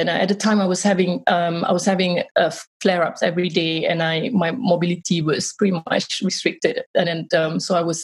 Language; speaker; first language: English; non-native, local second language; Malay